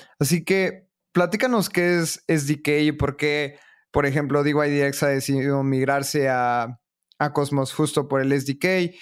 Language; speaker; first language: Spanish; native; Spanish